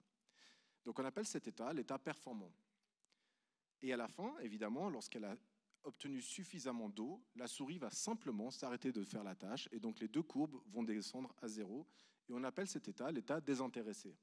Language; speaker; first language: French; native; French